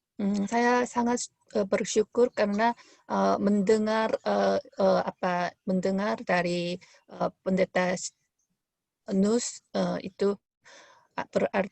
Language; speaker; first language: Indonesian; non-native, fluent; Korean